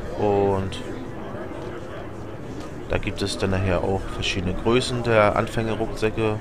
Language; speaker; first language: German; native; German